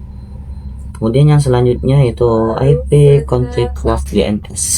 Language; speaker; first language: Indonesian; native; Indonesian